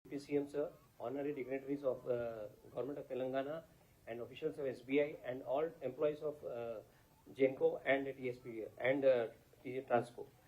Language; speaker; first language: English; non-native, local second language; Telugu